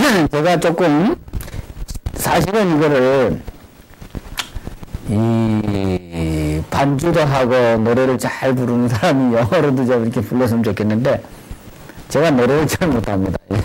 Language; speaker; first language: Korean; native; Korean